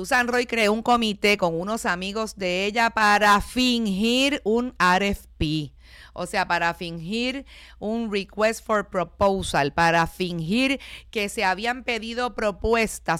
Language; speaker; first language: Spanish; native; Spanish